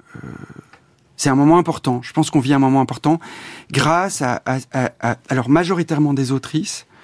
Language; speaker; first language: French; native; French